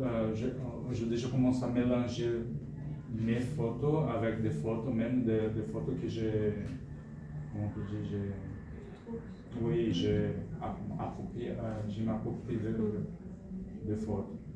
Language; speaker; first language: French; non-native, fluent; Portuguese